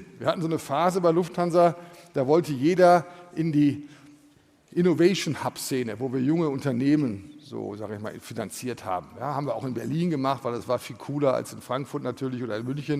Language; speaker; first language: German; native; German